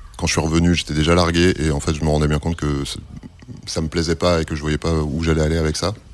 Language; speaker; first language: French; native; French